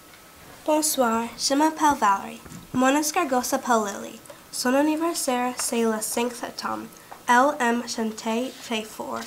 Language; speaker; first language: French; non-native, learner; English